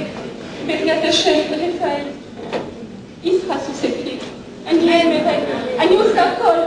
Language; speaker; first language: Hebrew; non-native, learner; French